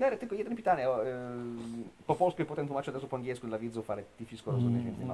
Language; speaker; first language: Polish; non-native, fluent; Italian